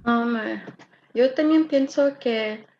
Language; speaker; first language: Spanish; early bilingual, heritage; Spanish